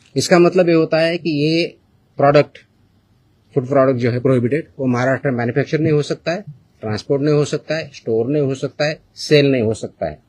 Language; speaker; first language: Hindi; non-native, local second language; Marathi